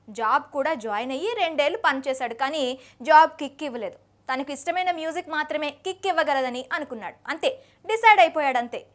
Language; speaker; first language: Telugu; native; Telugu